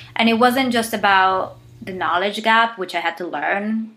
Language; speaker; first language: English; non-native, fluent; Italian